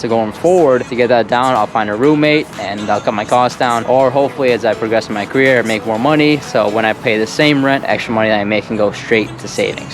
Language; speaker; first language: English; native; English